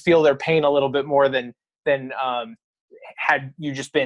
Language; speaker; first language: English; native; English